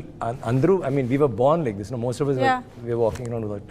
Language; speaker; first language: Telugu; non-native, learner; Tamil